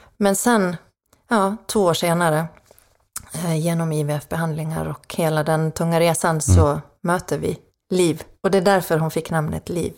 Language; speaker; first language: Swedish; native; Swedish